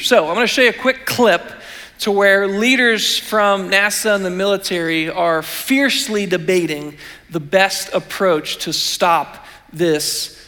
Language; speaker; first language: English; native; English